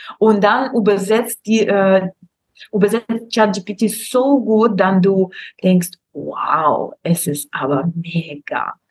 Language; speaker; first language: German; non-native, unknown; Russian